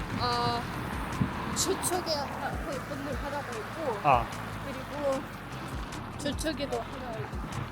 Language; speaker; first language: Korean; non-native, learner; Russian